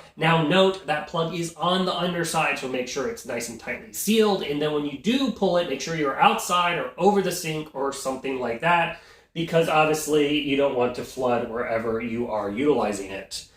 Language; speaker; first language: English; native; English